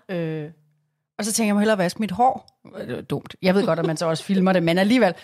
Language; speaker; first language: Danish; native; Danish